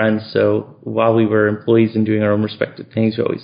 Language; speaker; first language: English; native; English